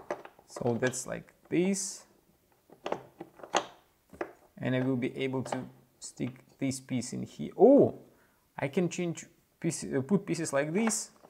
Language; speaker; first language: English; non-native, fluent; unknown